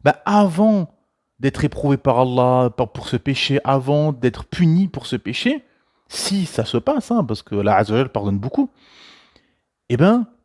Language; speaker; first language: French; native; French